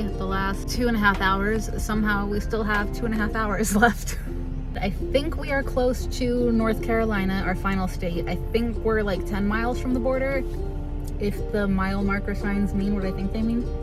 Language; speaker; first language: English; native; English